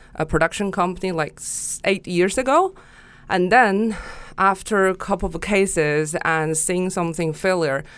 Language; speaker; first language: English; non-native, fluent; Chinese